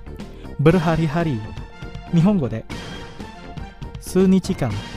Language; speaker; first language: Japanese; non-native, fluent; Indonesian